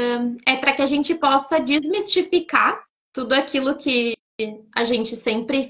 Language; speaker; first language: Portuguese; native; Portuguese